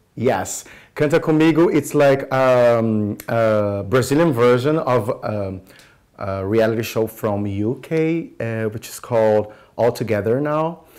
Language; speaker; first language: English; non-native, fluent; Portuguese